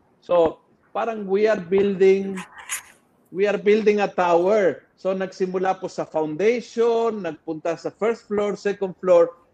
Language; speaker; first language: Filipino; non-native, fluent; Spanish